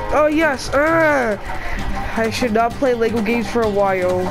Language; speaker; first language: English; native; English